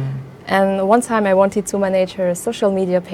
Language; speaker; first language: English; non-native, fluent; French